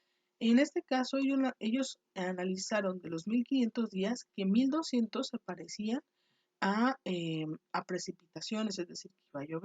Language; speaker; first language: Spanish; native; Spanish